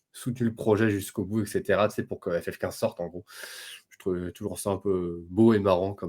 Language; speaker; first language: French; native; French